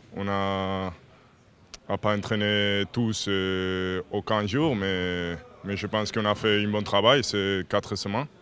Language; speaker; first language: French; non-native, learner; Spanish